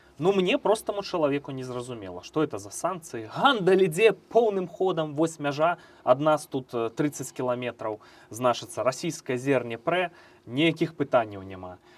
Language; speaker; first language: Belarusian; native; Belarusian